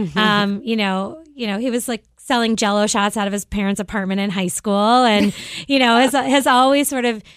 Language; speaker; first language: English; native; English